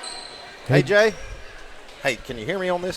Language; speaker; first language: English; native; English